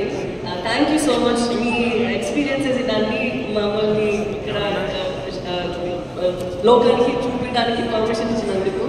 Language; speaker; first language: Telugu; non-native, local second language; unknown